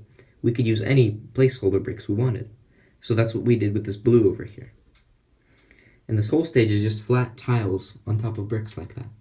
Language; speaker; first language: English; native; English